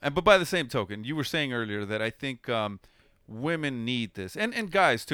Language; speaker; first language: English; early bilingual, other home language; Spanish